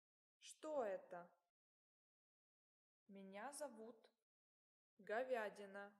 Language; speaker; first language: Russian; non-native, learner; English